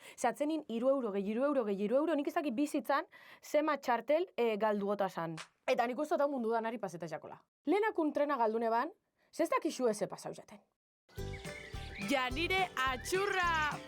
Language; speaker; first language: Basque; native; Basque